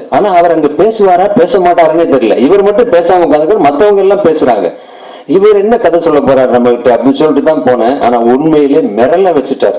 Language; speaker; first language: Tamil; native; Tamil